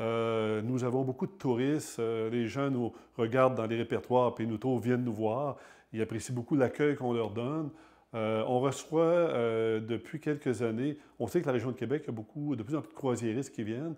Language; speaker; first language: French; native; French